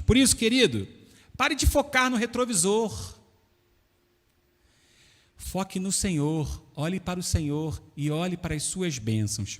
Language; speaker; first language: Portuguese; native; Portuguese